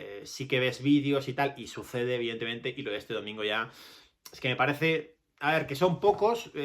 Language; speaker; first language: Spanish; native; Spanish